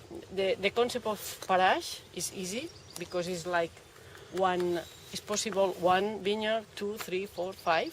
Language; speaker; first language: English; non-native, learner; Catalan